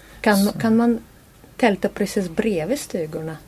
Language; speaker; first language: Swedish; non-native, learner; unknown